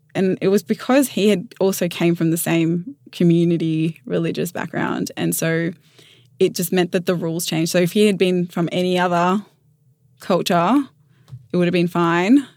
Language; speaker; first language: English; native; English